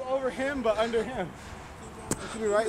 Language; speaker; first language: English; native; English